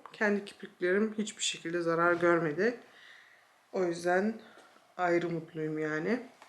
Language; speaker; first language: Turkish; early bilingual, heritage; Turkish